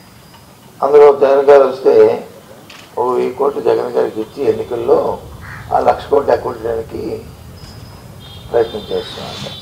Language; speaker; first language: Telugu; native; Telugu